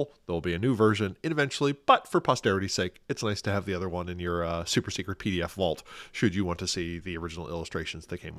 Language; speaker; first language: English; native; English